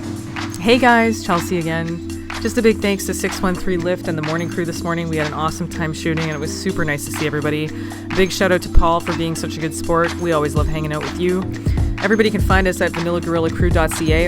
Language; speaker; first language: English; native; English